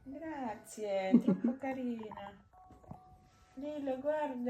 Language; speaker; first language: Italian; non-native, learner; Filipino